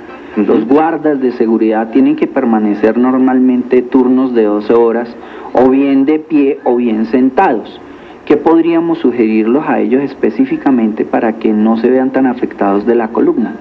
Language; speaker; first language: Spanish; native; Spanish